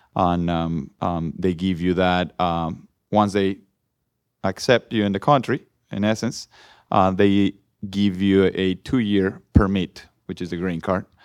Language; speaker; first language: English; non-native, fluent; Spanish